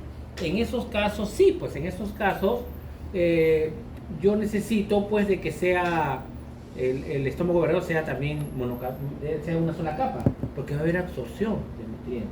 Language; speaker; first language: Spanish; native; Spanish